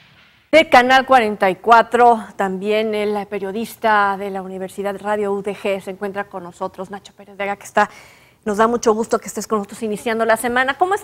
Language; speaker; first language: Spanish; native; Spanish